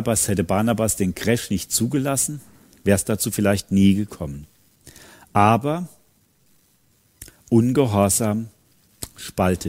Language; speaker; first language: German; native; German